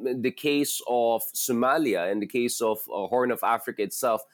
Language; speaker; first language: English; non-native, local second language; Filipino